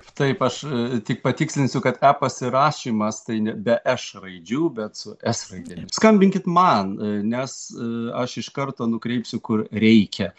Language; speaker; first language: Lithuanian; native; Lithuanian